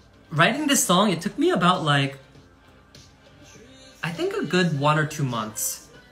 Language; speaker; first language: English; early bilingual, other home language; Korean